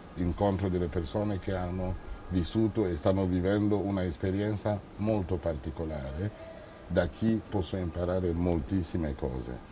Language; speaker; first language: Italian; non-native, fluent; French